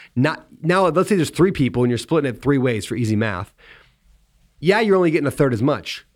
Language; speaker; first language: English; native; English